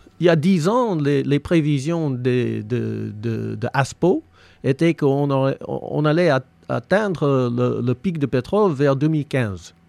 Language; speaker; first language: French; non-native, fluent; English